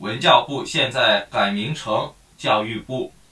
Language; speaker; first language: Chinese; non-native, fluent; Korean